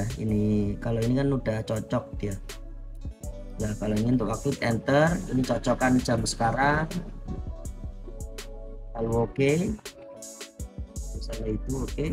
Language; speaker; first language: Indonesian; native; Indonesian